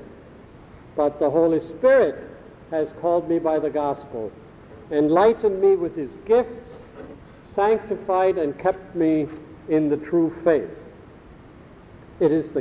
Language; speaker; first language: English; early bilingual, other home language; German